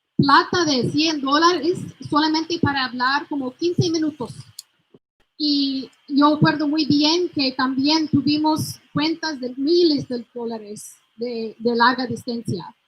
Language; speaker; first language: Spanish; non-native, fluent; English